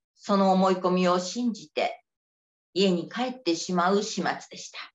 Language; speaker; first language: Japanese; native; Japanese